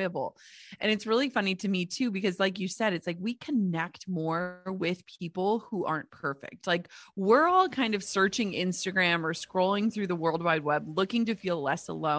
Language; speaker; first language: English; native; English